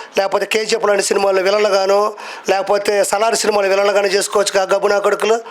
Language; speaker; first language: Telugu; native; Telugu